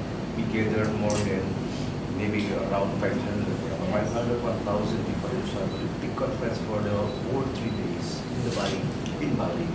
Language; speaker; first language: English; non-native, learner; Indonesian